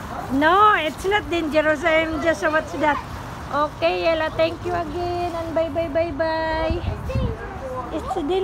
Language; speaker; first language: English; non-native, local second language; Filipino